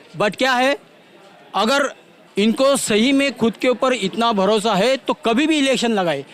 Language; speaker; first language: Hindi; non-native, local second language; Marathi